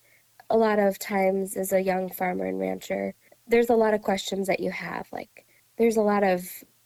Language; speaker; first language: English; native; English